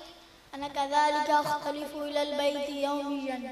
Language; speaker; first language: Arabic; non-native, learner; Urdu